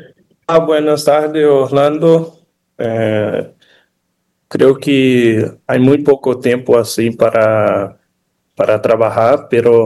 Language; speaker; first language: Spanish; non-native, fluent; Portuguese